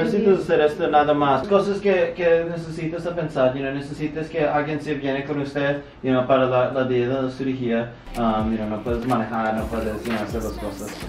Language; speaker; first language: Spanish; early bilingual, heritage; English